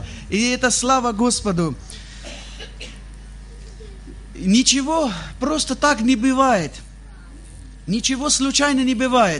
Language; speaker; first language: Russian; non-native, fluent; Armenian